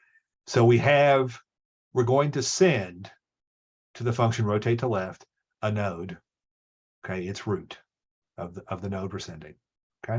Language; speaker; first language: English; native; English